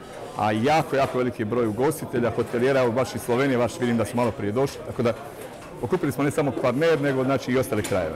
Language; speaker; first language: Croatian; native; Croatian